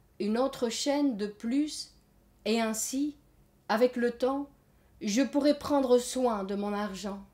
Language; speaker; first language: French; native; French